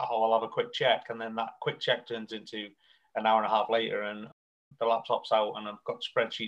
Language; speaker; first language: English; native; English